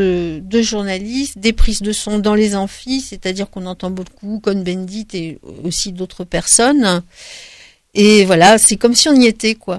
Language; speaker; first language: French; native; French